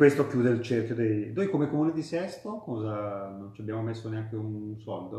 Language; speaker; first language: Italian; native; Italian